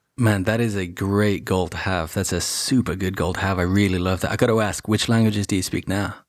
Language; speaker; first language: English; native; English